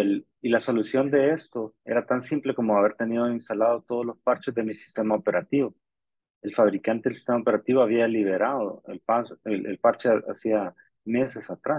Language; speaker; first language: Spanish; native; Spanish